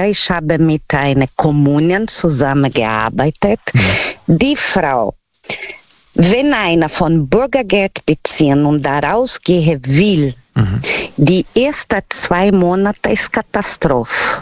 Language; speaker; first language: German; non-native, learner; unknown